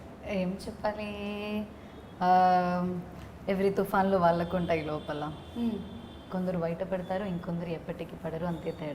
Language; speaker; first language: Telugu; non-native, learner; Malayalam